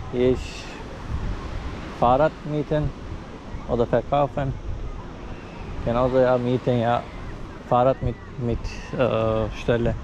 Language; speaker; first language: German; non-native, learner; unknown